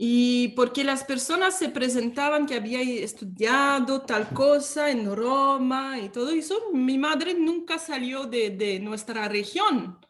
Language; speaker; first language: Spanish; non-native, fluent; French